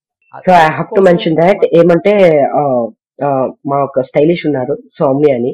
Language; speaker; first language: Telugu; non-native, learner; Kannada